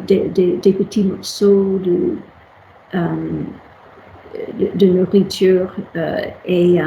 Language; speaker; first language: French; non-native, fluent; English